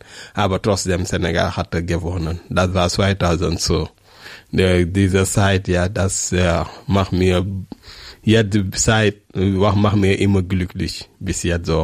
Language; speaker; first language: German; non-native, learner; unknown